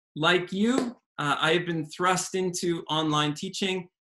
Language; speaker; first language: English; native; English